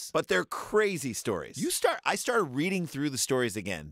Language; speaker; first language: English; native; English